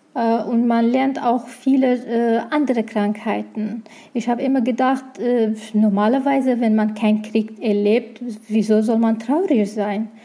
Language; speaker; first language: German; non-native, learner; Arabic